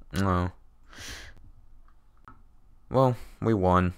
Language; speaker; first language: English; native; English